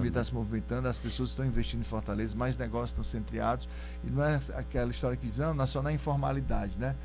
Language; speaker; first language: Portuguese; native; Portuguese